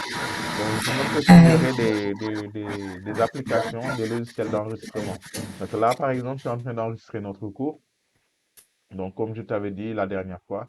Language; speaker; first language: French; non-native, fluent; Portuguese